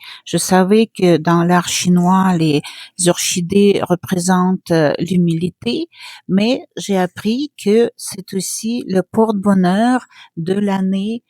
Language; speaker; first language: French; non-native, fluent; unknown